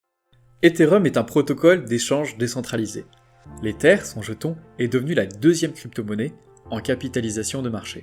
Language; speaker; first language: French; native; French